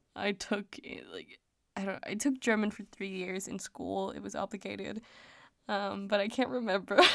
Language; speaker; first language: English; non-native, fluent; Danish